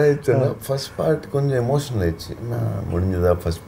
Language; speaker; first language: Tamil; non-native, learner; Telugu